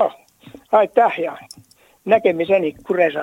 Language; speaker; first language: Estonian; non-native, learner; Finnish